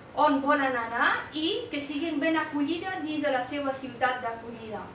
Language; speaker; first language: Catalan; non-native, fluent; Persian